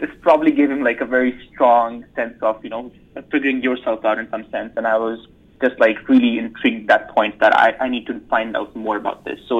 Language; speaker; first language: English; non-native, local second language; Urdu